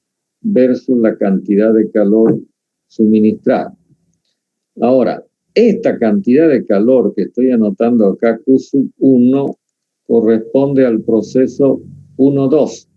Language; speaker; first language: Spanish; native; Spanish